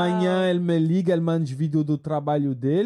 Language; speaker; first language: Portuguese; non-native, fluent; French